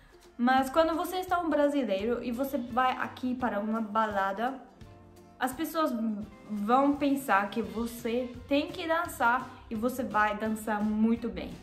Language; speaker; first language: Portuguese; non-native, learner; German